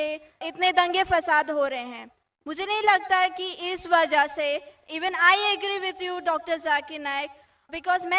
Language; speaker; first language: Hindi; native; Hindi